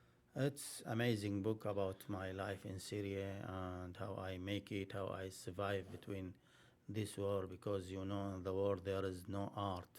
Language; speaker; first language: English; non-native, learner; Arabic